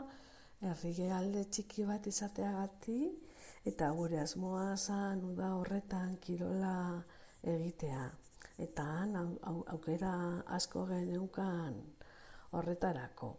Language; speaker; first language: Basque; non-native, local second language; Spanish